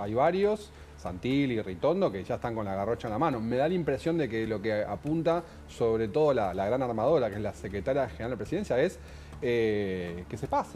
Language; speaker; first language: Spanish; native; Spanish